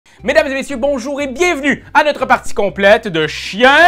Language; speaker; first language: French; native; French